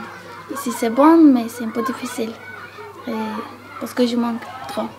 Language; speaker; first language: French; non-native, learner; Georgian